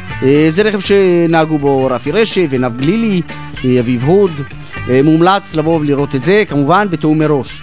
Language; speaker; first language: Hebrew; native; Hebrew